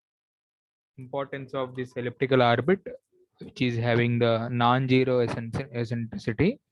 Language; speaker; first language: English; non-native, local second language; Telugu